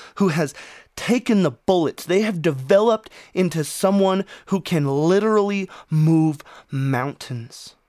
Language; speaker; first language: English; native; English